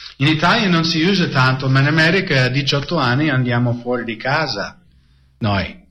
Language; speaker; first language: Italian; non-native, fluent; English